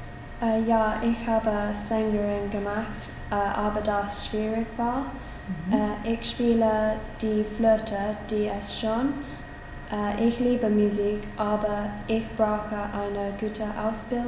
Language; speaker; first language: German; non-native, learner; English